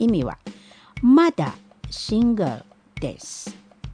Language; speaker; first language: Japanese; non-native, fluent; Indonesian